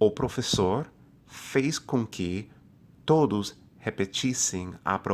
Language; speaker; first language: Portuguese; non-native, fluent; English